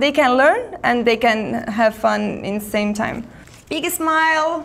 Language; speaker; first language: English; non-native, learner; Armenian